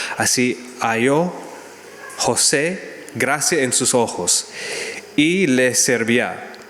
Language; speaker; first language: Spanish; non-native, learner; English